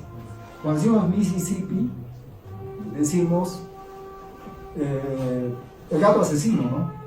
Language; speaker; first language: Spanish; native; Spanish